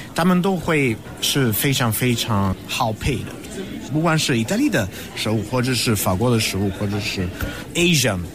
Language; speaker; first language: Chinese; non-native, fluent; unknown